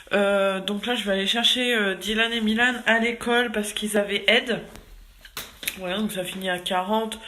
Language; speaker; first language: French; native; French